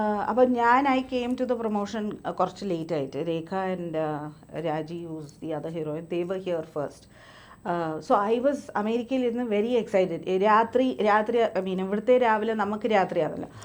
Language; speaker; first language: Malayalam; early bilingual, other home language; English